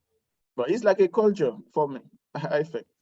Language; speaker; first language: English; non-native, learner; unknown